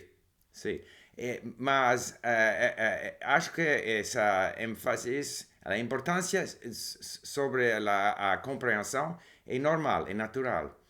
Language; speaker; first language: Portuguese; non-native, learner; English